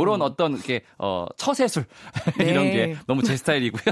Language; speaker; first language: Korean; native; Korean